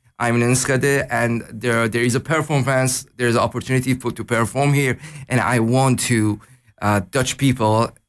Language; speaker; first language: English; non-native, learner; Persian